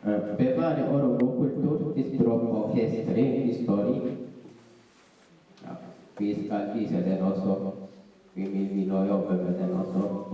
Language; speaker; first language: Norwegian; non-native, learner; Oromo